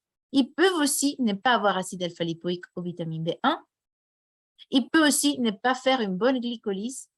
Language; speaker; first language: French; non-native, fluent; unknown